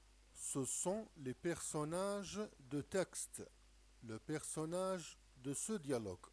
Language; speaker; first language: French; non-native, local second language; Arabic